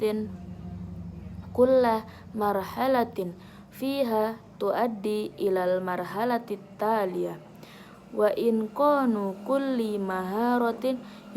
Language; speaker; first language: Arabic; non-native, learner; Indonesian